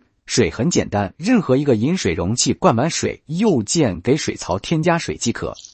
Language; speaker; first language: Chinese; native; Chinese